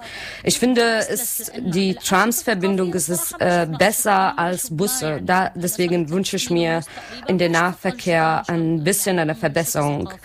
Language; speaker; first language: German; non-native, learner; Arabic